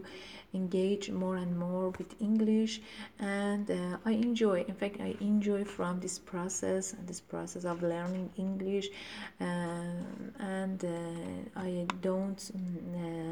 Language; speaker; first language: English; non-native, learner; Persian